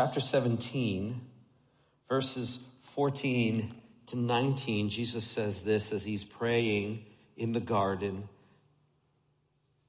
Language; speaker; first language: English; native; English